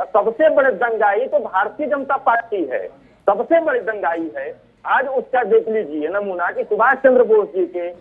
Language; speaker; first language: Hindi; native; Hindi